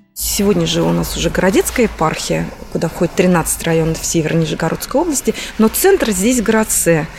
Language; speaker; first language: Russian; native; Russian